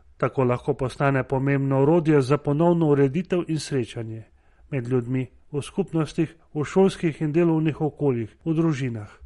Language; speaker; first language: Slovenian; native; Slovenian